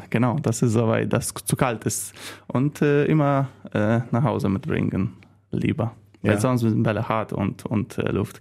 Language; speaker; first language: German; non-native, learner; Polish